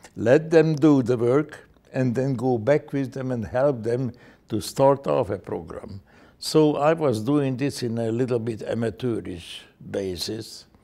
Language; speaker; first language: English; non-native, fluent; Hungarian